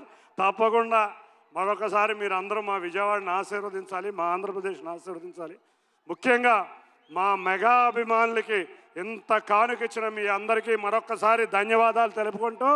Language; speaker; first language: Telugu; native; Telugu